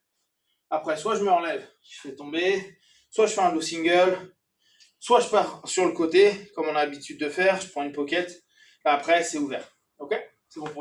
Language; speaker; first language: French; native; French